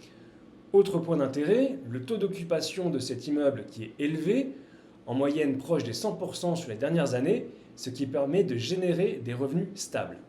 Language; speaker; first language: French; native; French